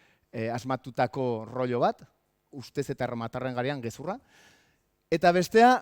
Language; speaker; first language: Basque; native; Basque